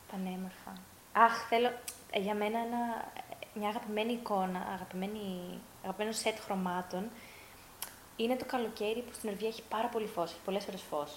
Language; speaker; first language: Greek; early bilingual, heritage; Greek